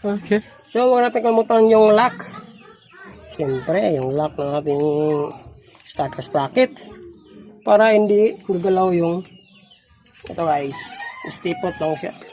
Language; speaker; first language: Filipino; non-native, local second language; Cebuano